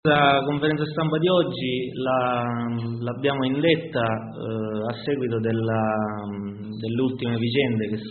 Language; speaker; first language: Italian; native; Italian